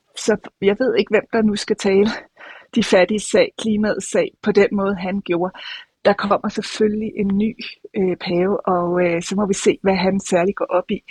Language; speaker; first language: Danish; native; Danish